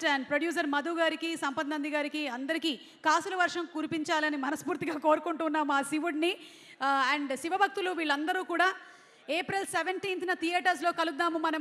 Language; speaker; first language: Telugu; native; Telugu